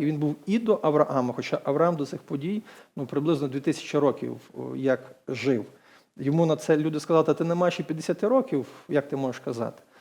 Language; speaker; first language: Ukrainian; native; Ukrainian